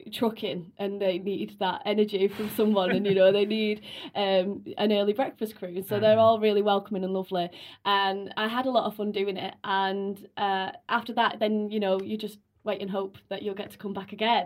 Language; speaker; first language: English; native; English